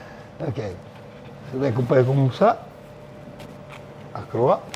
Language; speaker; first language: French; non-native, learner; Italian